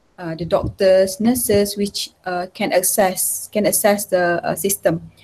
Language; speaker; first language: English; non-native, local second language; Malay